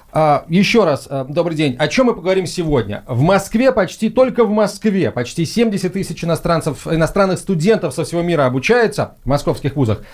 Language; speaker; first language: Russian; native; Russian